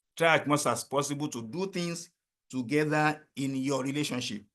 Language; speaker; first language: English; non-native, local second language; Yoruba